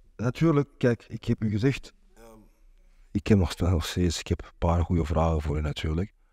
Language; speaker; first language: Dutch; non-native, local second language; French